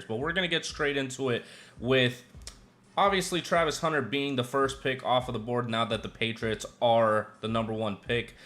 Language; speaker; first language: English; native; English